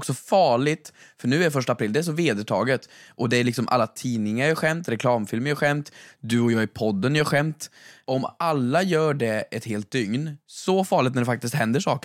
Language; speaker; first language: Swedish; native; Swedish